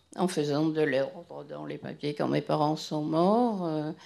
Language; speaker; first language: French; native; French